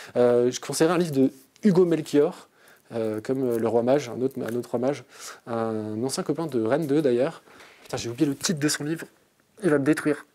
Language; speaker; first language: French; native; French